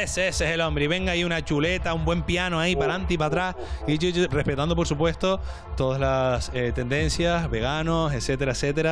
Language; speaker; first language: Spanish; native; Spanish